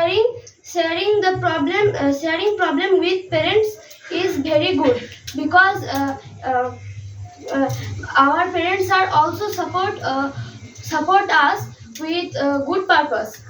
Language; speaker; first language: English; non-native, learner; Bangla